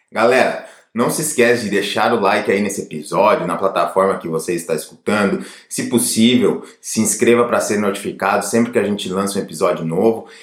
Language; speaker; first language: Portuguese; native; Portuguese